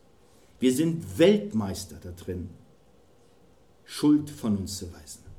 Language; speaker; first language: German; native; German